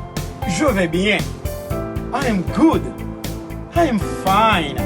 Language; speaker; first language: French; non-native, local second language; Haitian Creole